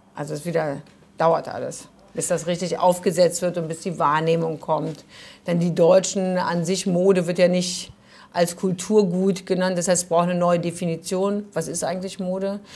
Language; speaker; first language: German; early bilingual, other home language; Croatian